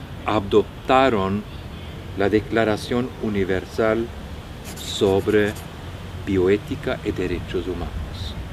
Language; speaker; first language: Spanish; non-native, fluent; Norwegian